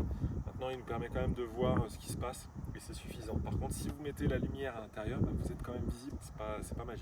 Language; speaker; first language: French; native; French